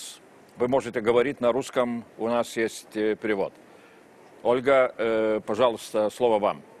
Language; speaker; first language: Russian; non-native, fluent; Lithuanian